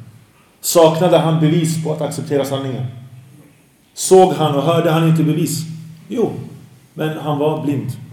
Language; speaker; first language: Swedish; early bilingual, other home language; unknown